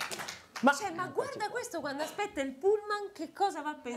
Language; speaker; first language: Italian; native; Italian